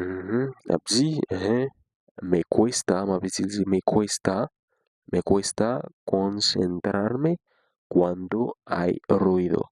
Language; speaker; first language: Spanish; non-native, fluent; Haitian Creole